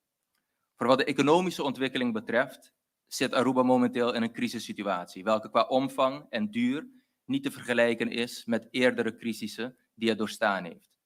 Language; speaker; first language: Dutch; non-native, local second language; Papiamento